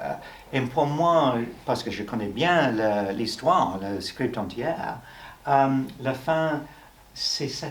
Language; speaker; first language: French; non-native, learner; English